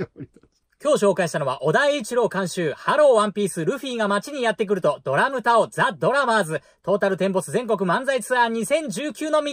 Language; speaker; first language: Japanese; native; Japanese